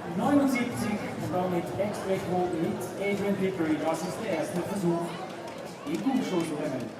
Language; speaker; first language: German; native; German